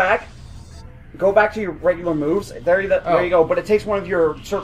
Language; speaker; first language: English; native; English